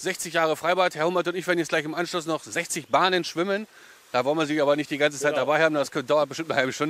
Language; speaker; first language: German; native; German